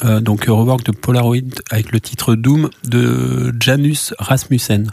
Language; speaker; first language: French; native; French